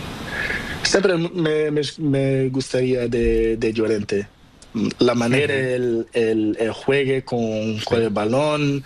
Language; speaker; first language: Spanish; non-native, learner; Portuguese